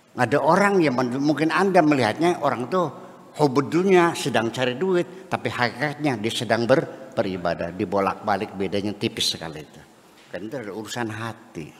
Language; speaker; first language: Indonesian; non-native, local second language; Javanese